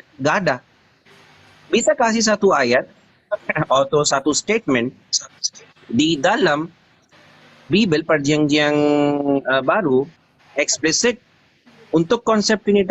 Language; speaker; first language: Indonesian; non-native, learner; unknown